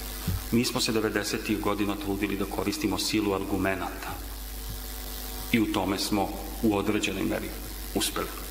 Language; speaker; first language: Serbian; native; Serbian